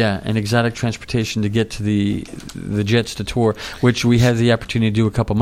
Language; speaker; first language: English; native; English